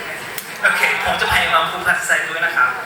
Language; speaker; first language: Thai; non-native, fluent; English